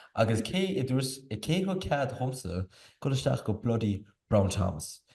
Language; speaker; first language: Irish; native; Irish